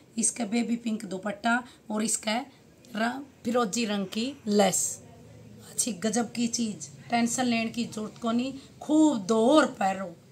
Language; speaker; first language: Hindi; native; Hindi